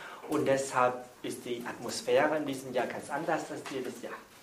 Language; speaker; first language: German; non-native, fluent; Vietnamese